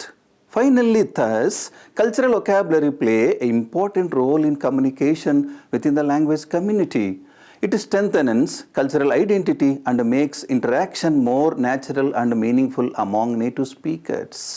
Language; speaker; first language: English; non-native, local second language; Telugu